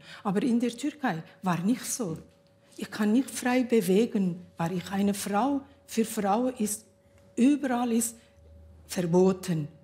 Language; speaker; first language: German; non-native, learner; Kurdish